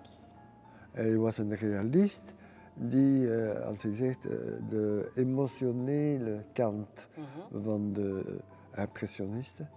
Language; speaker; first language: Dutch; non-native, local second language; French